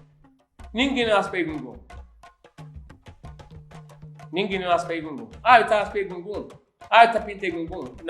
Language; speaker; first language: Portuguese; non-native, learner; Yoruba